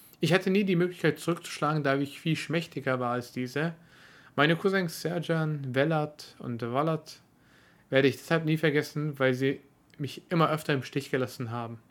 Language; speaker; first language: German; early bilingual, other home language; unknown